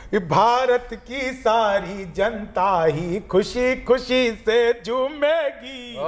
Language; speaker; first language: Hindi; native; Hindi